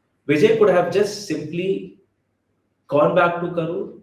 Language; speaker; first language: English; non-native, local second language; Tamil